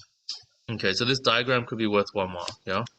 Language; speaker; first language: English; native; English